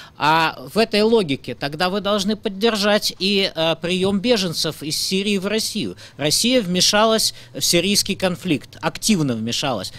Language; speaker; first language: Russian; native; Russian